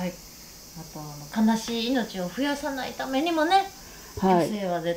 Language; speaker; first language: Japanese; native; Japanese